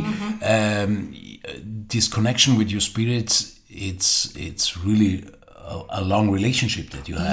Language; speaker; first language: English; non-native, learner; German